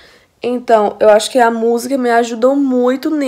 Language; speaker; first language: Portuguese; non-native, fluent; English